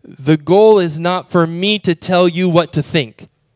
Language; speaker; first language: English; native; English